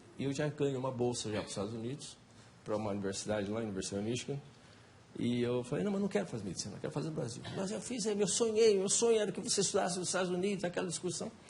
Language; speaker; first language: Portuguese; non-native, fluent; Chinese